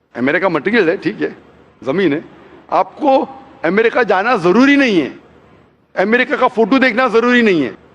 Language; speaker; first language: Hindi; non-native, local second language; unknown